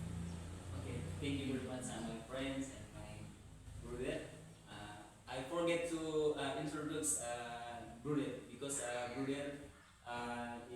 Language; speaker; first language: English; non-native, learner; Indonesian